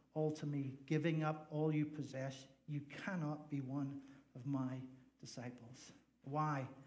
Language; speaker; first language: English; native; English